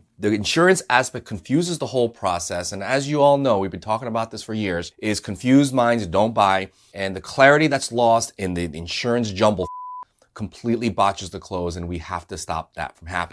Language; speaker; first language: English; native; English